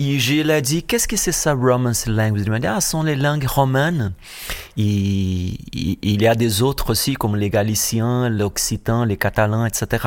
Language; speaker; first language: French; non-native, fluent; Portuguese